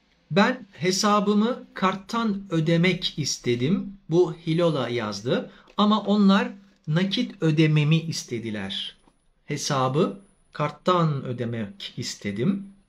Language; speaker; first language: Turkish; native; Turkish